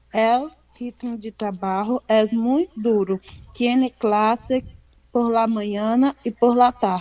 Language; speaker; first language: Spanish; non-native, learner; Portuguese